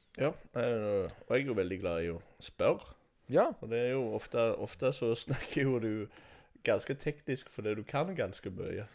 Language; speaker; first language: Norwegian; native; Norwegian